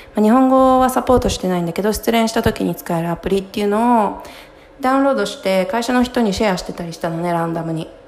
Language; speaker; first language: Japanese; native; Japanese